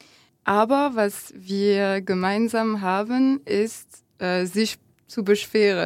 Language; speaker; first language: German; non-native, fluent; French